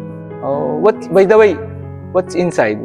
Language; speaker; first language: English; non-native, learner; Filipino